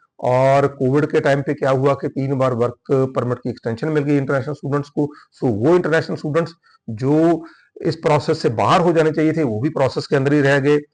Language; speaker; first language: Hindi; non-native, local second language; Punjabi